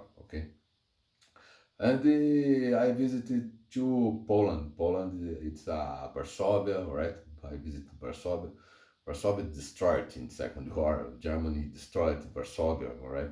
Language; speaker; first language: English; non-native, learner; Portuguese